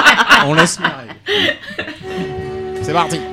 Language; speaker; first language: French; native; French